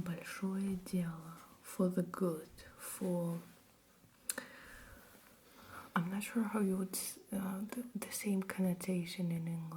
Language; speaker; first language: English; non-native, fluent; Russian